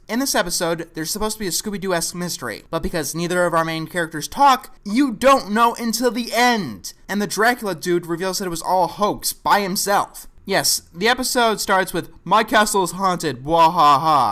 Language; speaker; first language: English; native; English